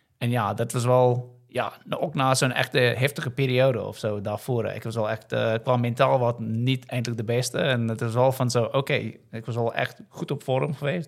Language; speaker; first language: Dutch; non-native, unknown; English